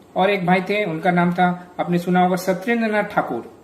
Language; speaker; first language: Hindi; non-native, local second language; Bangla